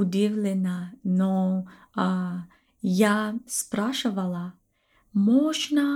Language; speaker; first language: Russian; non-native, learner; English